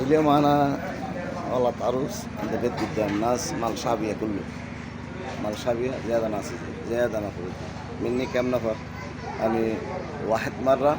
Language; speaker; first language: Arabic; non-native, learner; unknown